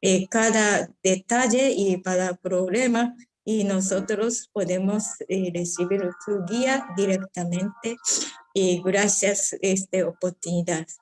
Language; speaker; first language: Spanish; non-native, fluent; Japanese